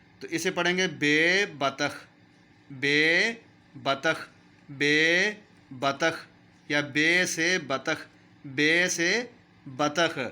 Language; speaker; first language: Urdu; non-native, local second language; Punjabi